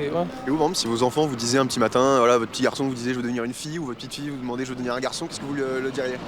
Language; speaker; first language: French; native; French